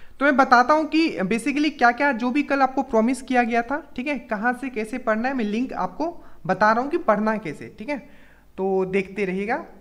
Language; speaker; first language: Hindi; native; Hindi